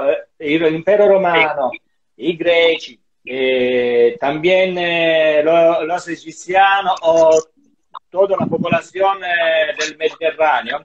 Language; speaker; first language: Spanish; non-native, learner; Italian